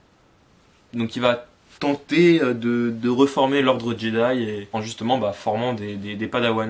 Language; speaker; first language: French; native; French